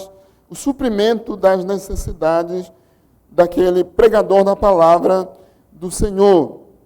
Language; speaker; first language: Portuguese; native; Portuguese